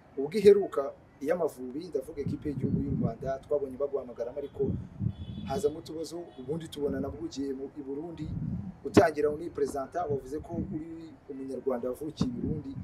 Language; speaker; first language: Kinyarwanda; native; Kinyarwanda